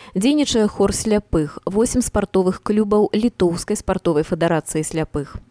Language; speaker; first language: Belarusian; native; Belarusian